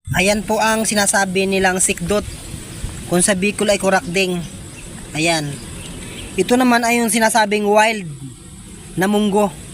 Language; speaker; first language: Filipino; non-native, local second language; Bikol